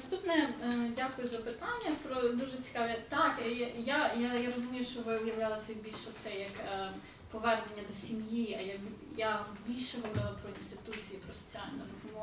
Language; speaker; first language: Ukrainian; early bilingual, heritage; Ukrainian